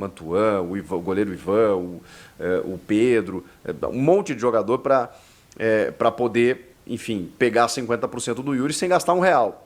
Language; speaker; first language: Portuguese; native; Portuguese